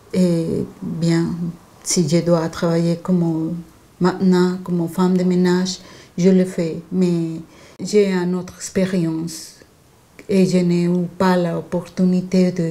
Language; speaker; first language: French; non-native, learner; Spanish